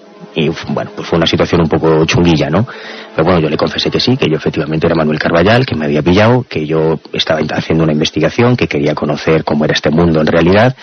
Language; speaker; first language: Spanish; native; Spanish